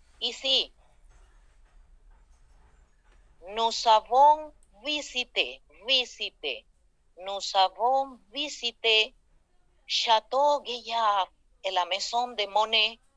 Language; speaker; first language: French; non-native, fluent; Spanish